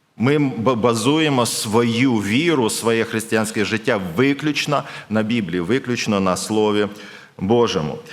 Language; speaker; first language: Ukrainian; non-native, local second language; Russian